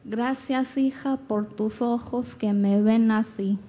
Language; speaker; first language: Spanish; early bilingual, other home language; English